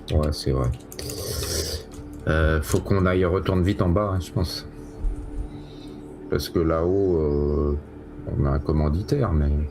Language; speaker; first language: French; native; French